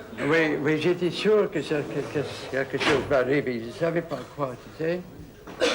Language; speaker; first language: French; non-native, fluent; English